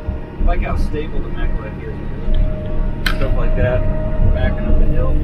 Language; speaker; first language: English; native; English